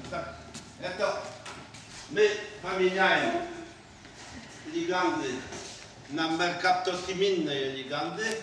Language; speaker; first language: Russian; non-native, fluent; Polish